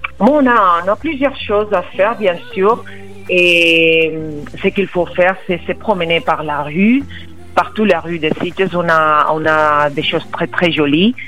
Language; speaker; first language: French; non-native, fluent; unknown